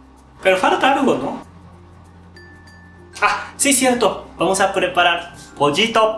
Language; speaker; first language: Spanish; non-native, learner; Japanese